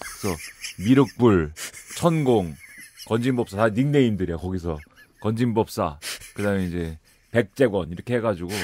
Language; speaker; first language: Korean; native; Korean